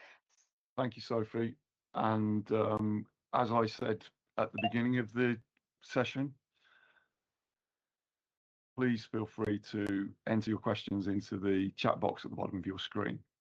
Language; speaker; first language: English; native; English